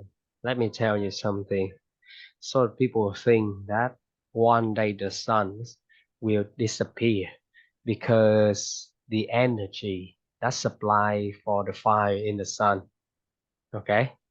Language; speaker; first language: English; non-native, fluent; Vietnamese